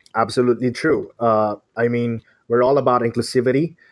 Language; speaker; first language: English; non-native, local second language; Filipino